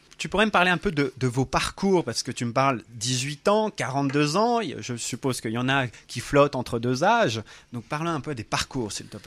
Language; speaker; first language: French; native; French